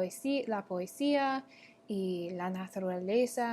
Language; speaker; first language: Spanish; non-native, learner; English